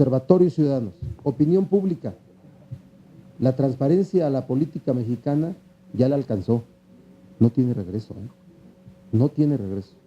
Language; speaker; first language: Spanish; native; Spanish